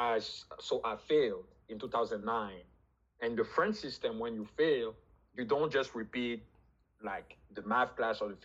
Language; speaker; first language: English; non-native, fluent; French